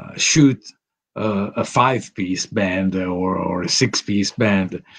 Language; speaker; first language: English; non-native, fluent; Italian